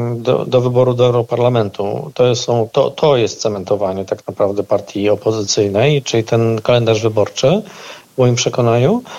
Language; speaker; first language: Polish; native; Polish